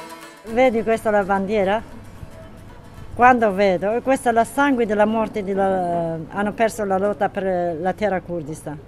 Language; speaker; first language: Italian; non-native, learner; Kurdish